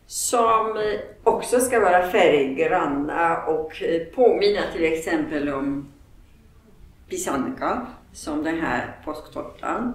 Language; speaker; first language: Swedish; non-native, fluent; Polish